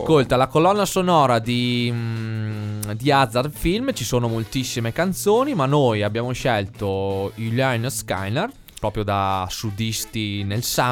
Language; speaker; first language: Italian; native; Italian